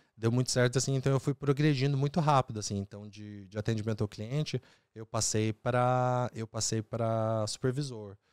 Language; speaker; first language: Portuguese; native; Portuguese